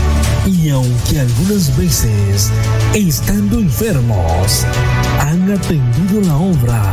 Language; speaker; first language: Spanish; native; Spanish